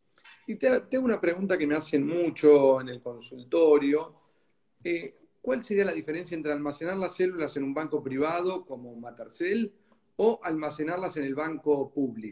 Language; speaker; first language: Spanish; native; Spanish